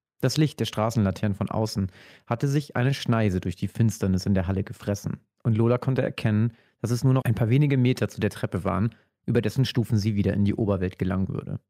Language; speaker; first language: German; native; German